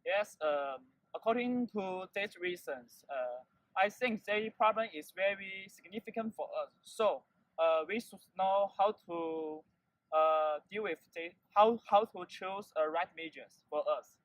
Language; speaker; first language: English; non-native, learner; Chinese